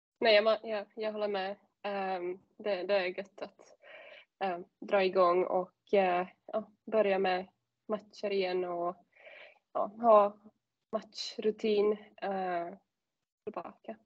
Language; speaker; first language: Swedish; non-native, fluent; Czech